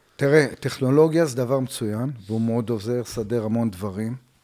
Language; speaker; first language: Hebrew; native; Hebrew